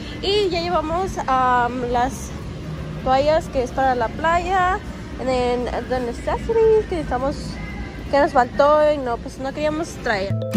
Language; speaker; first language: Spanish; early bilingual, heritage; Spanish